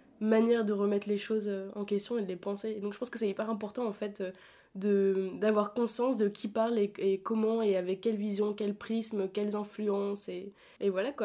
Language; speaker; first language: French; native; French